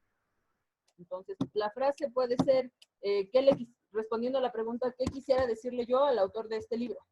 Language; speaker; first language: Spanish; native; Spanish